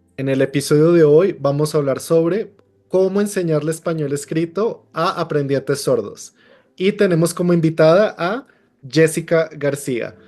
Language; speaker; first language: Spanish; native; Spanish